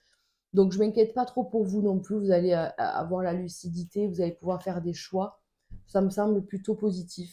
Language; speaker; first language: French; native; French